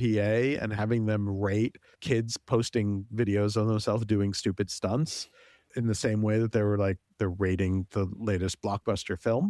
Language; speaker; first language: English; native; English